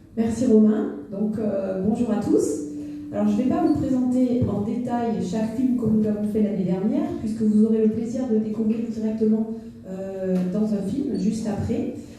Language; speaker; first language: French; native; French